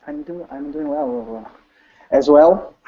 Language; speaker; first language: English; non-native, learner; Portuguese